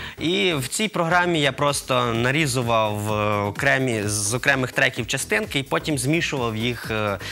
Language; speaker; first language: Ukrainian; native; Ukrainian